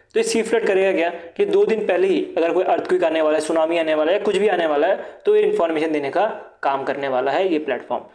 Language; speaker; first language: Hindi; non-native, local second language; Assamese